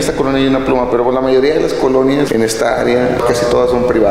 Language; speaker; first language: Spanish; native; Spanish